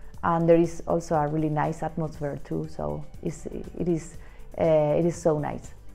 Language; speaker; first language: English; non-native, fluent; Spanish